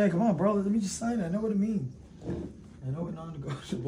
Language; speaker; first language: English; native; English